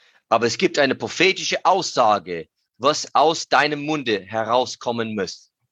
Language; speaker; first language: German; native; German